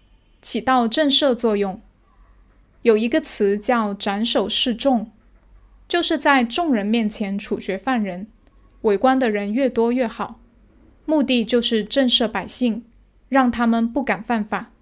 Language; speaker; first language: Chinese; native; Chinese